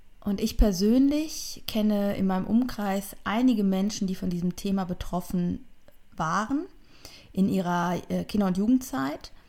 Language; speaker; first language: German; native; German